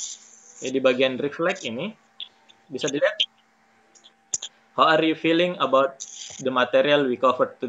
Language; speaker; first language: English; non-native, fluent; Indonesian